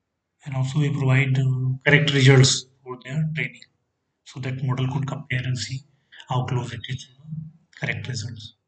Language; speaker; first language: English; non-native, fluent; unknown